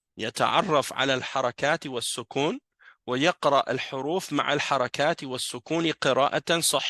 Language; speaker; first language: Arabic; non-native, fluent; French